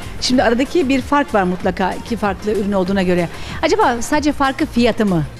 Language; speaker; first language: Turkish; native; Turkish